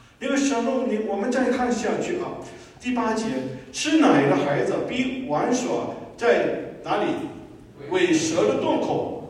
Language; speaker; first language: Chinese; non-native, local second language; Cantonese